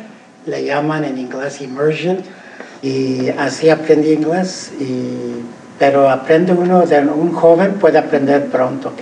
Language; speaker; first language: Spanish; early bilingual, heritage; Spanish